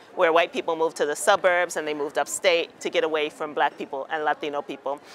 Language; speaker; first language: English; native; English